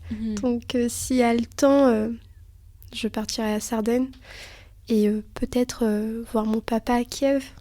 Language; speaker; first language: French; early bilingual, other home language; Lithuanian